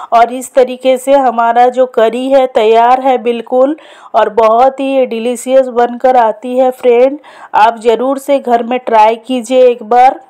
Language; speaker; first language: Hindi; non-native, local second language; Bangla